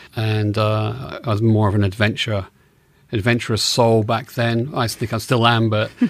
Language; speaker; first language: English; native; English